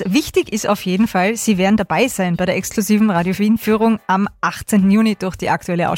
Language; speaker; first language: German; native; German